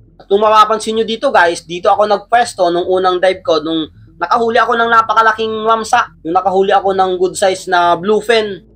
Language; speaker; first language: Filipino; non-native, local second language; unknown